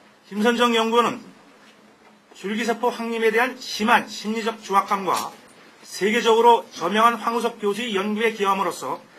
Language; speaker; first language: Korean; native; Korean